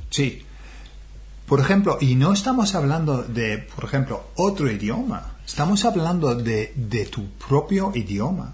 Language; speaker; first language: Spanish; non-native, fluent; English